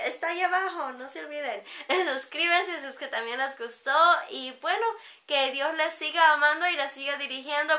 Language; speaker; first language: Spanish; early bilingual, heritage; Spanish